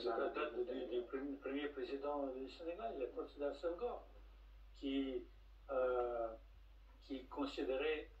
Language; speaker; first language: French; non-native, fluent; Russian